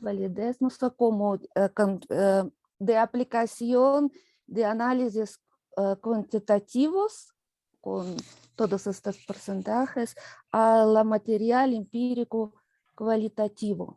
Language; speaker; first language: Spanish; non-native, learner; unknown